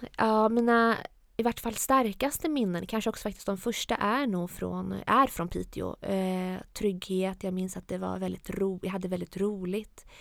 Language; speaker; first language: Swedish; early bilingual, other home language; Arabic